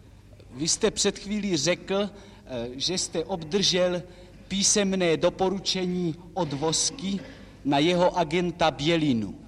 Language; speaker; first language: Czech; native; Czech